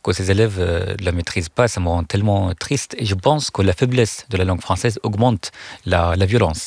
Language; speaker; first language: French; non-native, fluent; Arabic